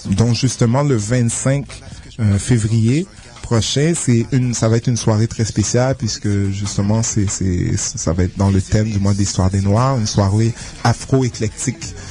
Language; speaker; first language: French; non-native, local second language; Haitian Creole